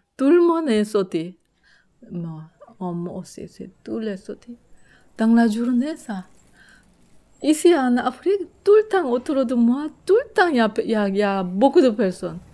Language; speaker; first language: French; non-native, learner; Korean